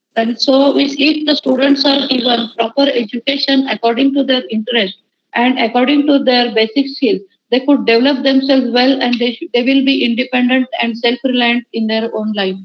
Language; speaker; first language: English; non-native, local second language; Marathi